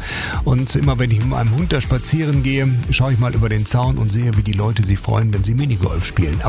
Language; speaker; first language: German; native; German